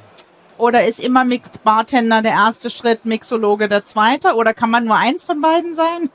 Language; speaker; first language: German; native; German